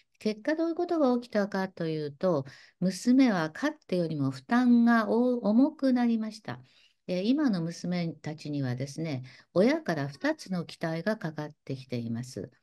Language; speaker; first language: Japanese; native; Japanese